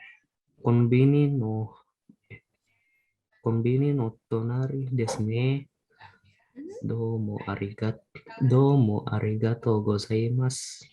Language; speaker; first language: Japanese; non-native, learner; Indonesian